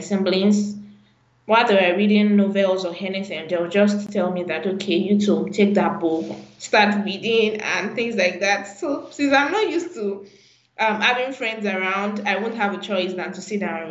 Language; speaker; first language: English; non-native, local second language; Yoruba